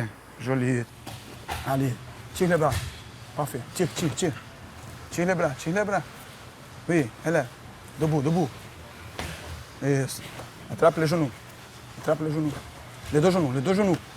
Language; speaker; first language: French; non-native, learner; Portuguese